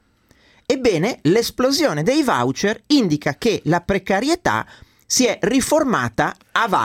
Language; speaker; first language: Italian; native; Italian